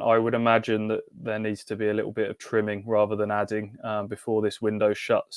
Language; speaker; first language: English; native; English